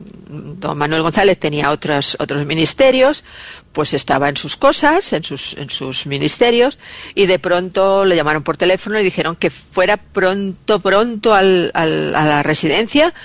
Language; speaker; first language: Spanish; native; Spanish